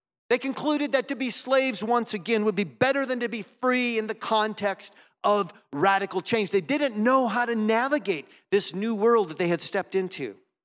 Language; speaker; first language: English; native; English